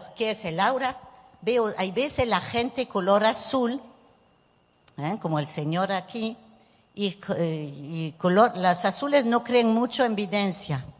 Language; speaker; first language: Spanish; early bilingual, heritage; Spanish